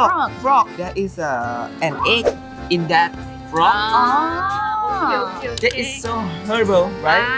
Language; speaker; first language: English; non-native, learner; Thai